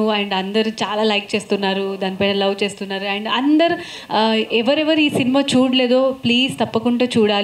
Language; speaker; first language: Telugu; non-native, fluent; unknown